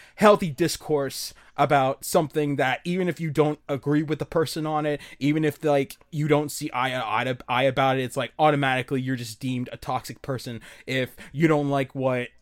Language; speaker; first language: English; early bilingual, other home language; Spanish